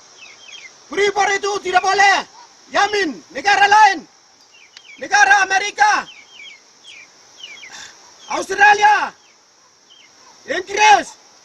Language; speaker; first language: Indonesian; non-native, local second language; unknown